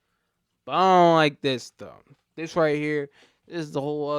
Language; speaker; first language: English; native; English